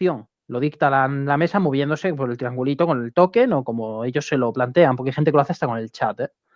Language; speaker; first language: Spanish; native; Spanish